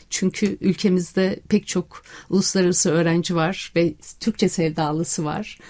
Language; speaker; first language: Turkish; native; Turkish